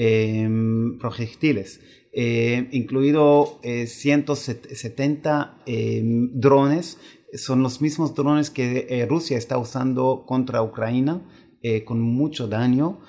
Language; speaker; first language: Spanish; non-native, fluent; Hebrew